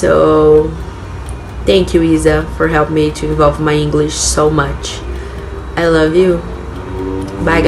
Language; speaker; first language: English; non-native, learner; Portuguese